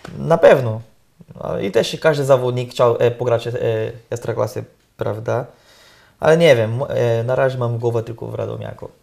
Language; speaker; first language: Polish; non-native, learner; Portuguese